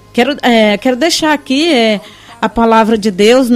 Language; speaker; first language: Portuguese; native; Portuguese